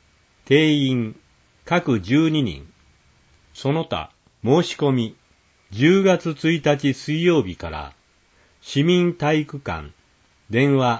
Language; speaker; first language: Japanese; native; Japanese